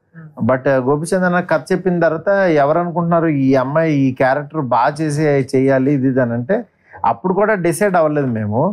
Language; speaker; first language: Telugu; native; Telugu